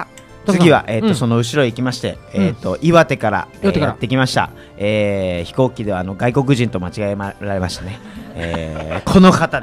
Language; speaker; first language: Japanese; native; Japanese